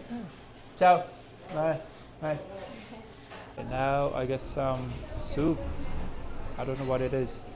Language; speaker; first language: English; non-native, fluent; Japanese